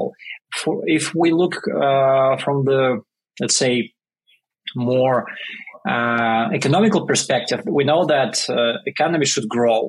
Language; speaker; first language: English; non-native, fluent; Russian